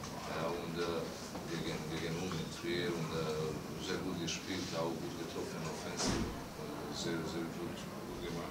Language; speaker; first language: German; non-native, learner; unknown